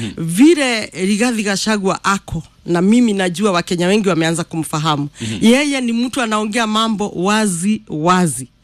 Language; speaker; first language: Swahili; non-native, local second language; Kikuyu